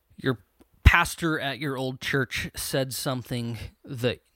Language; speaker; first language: English; native; English